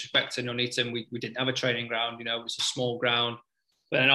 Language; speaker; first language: English; native; English